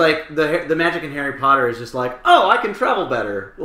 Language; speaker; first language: English; native; English